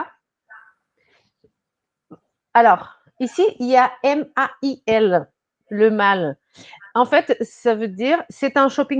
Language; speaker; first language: French; non-native, fluent; Portuguese